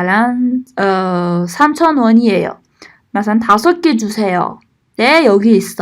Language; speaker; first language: Korean; non-native, fluent; Persian